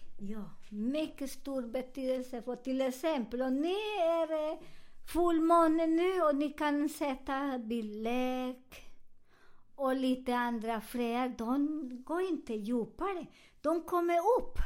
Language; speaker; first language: Swedish; non-native, learner; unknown